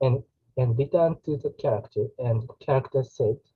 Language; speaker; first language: English; non-native, learner; Japanese